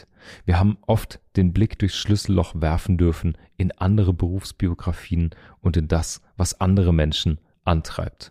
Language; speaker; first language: German; native; German